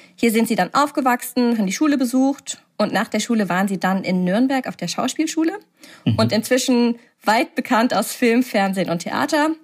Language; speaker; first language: German; native; German